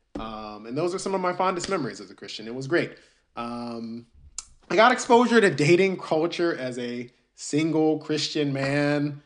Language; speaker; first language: English; early bilingual, other home language; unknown